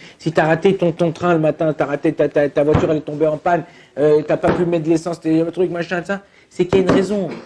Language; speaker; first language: French; native; French